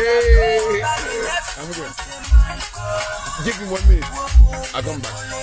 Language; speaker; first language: English; non-native, learner; Haitian Creole